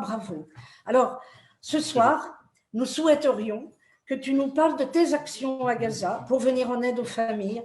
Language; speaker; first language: French; native; French